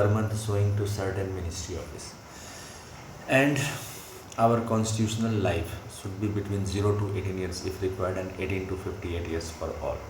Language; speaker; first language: English; non-native, local second language; Hindi